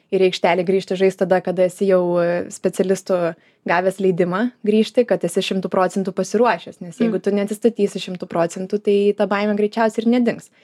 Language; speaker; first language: Lithuanian; native; Lithuanian